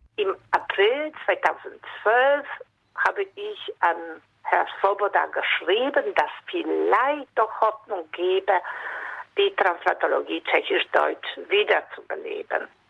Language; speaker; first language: German; non-native, fluent; Polish